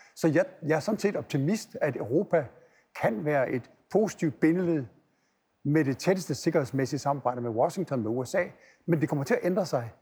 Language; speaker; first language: Danish; native; Danish